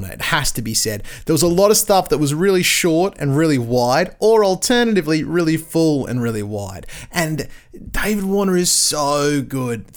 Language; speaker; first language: English; native; English